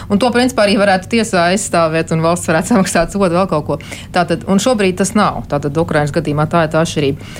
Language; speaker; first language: Latvian; native; Latvian